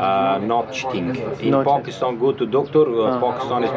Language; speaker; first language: English; non-native, learner; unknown